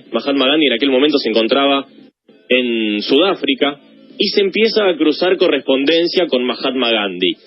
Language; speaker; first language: Spanish; native; Spanish